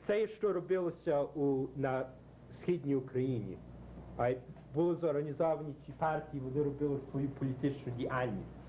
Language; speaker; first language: Ukrainian; early bilingual, heritage; Ukrainian